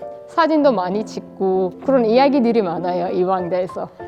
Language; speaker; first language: Korean; non-native, fluent; Persian